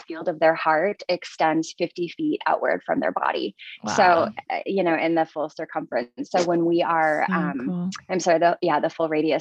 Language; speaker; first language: English; native; English